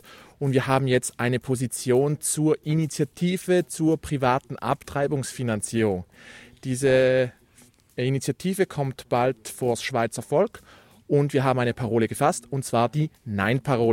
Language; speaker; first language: German; native; German